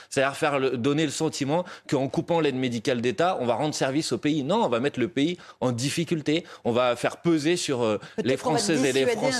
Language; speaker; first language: French; native; French